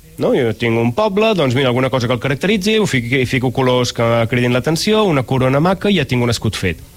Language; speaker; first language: Catalan; native; Catalan